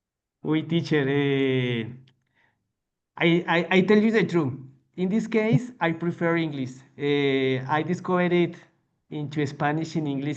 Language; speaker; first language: English; non-native, learner; Spanish